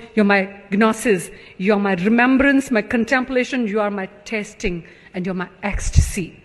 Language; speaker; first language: English; non-native, local second language; Punjabi